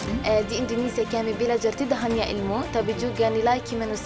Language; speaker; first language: Indonesian; non-native, learner; Arabic